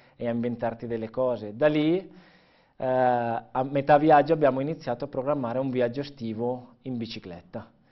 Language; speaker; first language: Italian; non-native, fluent; Catalan